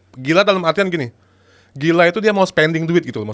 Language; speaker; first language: Indonesian; native; Indonesian